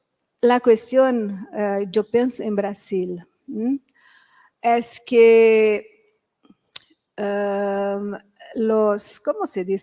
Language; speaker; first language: Spanish; non-native, fluent; Portuguese